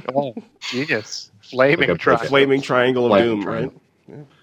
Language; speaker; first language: English; native; English